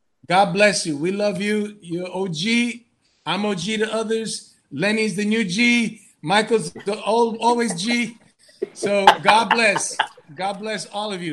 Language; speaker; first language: English; early bilingual, other home language; Spanish